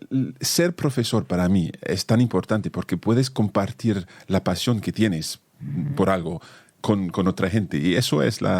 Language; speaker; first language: Spanish; non-native, fluent; English